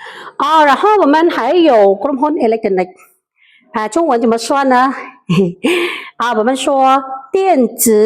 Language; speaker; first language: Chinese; non-native, fluent; Khmer